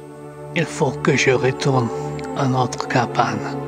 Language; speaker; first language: French; non-native, learner; English